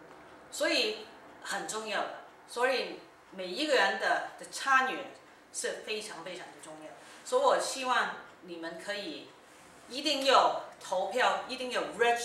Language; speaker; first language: Chinese; early bilingual, heritage; Cantonese